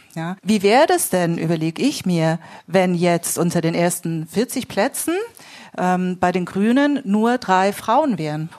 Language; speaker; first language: German; native; German